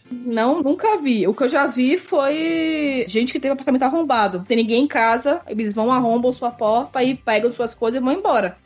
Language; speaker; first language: Portuguese; native; Portuguese